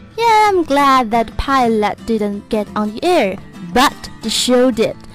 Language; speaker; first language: English; non-native, fluent; Chinese